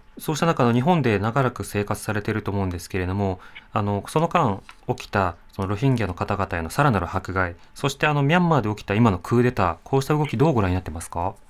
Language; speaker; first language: Japanese; native; Japanese